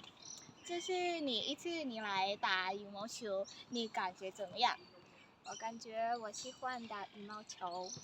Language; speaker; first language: Chinese; non-native, learner; Kyrgyz